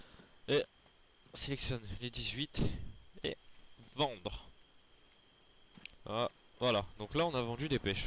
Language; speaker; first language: French; native; French